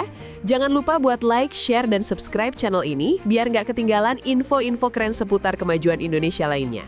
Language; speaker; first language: Malay; native; Malay